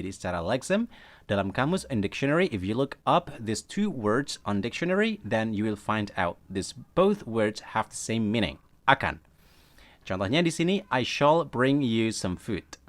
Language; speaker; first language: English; non-native, fluent; Indonesian